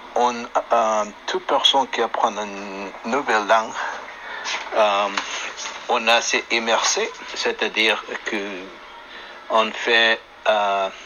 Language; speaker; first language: French; non-native, learner; English